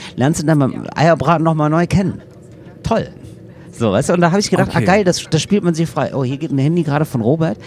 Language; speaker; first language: German; native; German